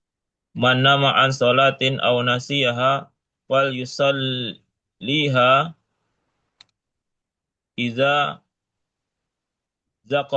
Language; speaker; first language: Arabic; non-native, learner; Indonesian